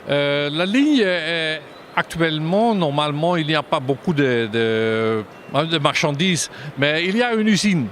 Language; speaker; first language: French; non-native, learner; German